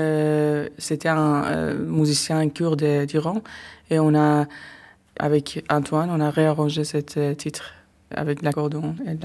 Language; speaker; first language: French; non-native, learner; Persian